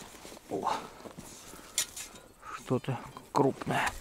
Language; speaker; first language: Russian; native; Russian